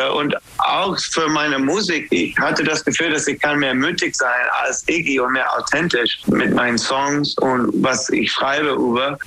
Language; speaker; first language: German; non-native, fluent; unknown